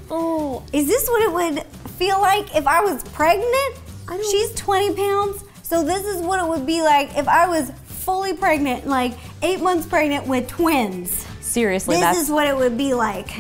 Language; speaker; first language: English; native; English